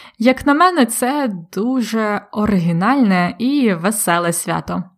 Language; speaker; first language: Ukrainian; native; Ukrainian